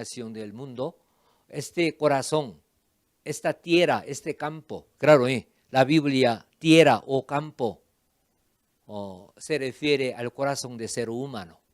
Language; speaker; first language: Spanish; non-native, fluent; Korean